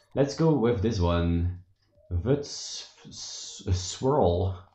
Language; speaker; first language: English; non-native, fluent; Dutch